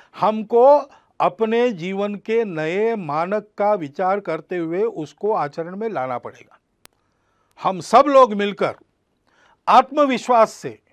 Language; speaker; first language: Hindi; non-native, local second language; Marathi